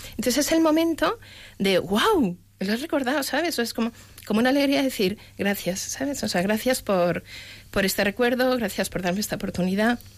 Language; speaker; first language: Spanish; native; Spanish